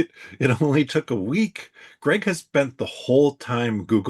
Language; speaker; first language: English; native; English